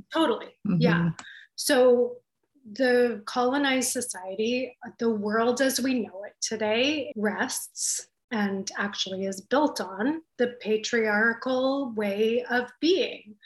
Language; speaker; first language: English; native; English